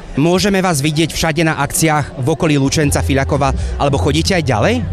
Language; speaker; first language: Slovak; native; Slovak